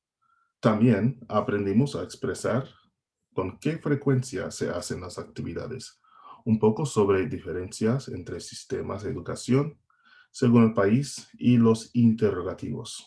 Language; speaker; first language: Spanish; non-native, fluent; English